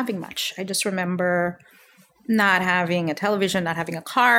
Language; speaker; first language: English; non-native, local second language; Filipino